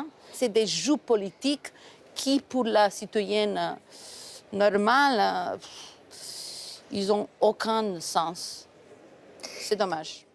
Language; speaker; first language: French; non-native, fluent; Macedonian